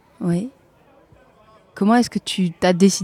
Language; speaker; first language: French; native; French